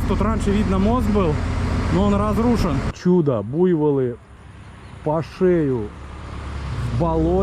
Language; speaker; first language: Russian; native; Russian